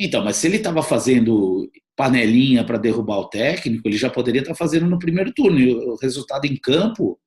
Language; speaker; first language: Portuguese; native; Portuguese